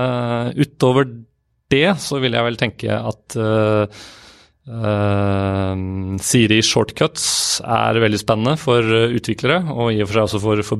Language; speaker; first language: Norwegian; native; Norwegian